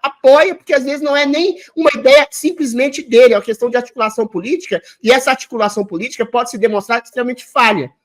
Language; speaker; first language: Portuguese; native; Portuguese